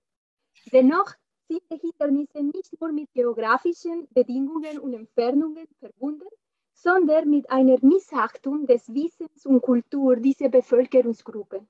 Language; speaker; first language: German; non-native, fluent; Spanish